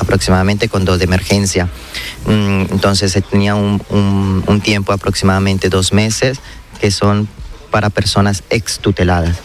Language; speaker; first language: Spanish; native; Spanish